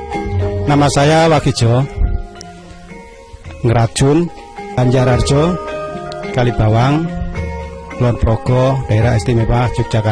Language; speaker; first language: Indonesian; non-native, local second language; Javanese